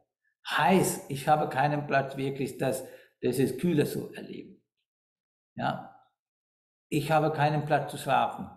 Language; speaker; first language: German; non-native, fluent; Sinhala